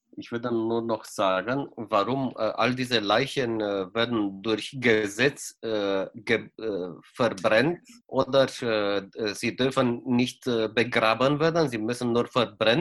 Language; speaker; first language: German; non-native, fluent; Romanian